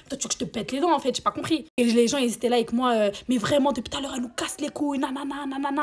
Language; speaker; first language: French; native; French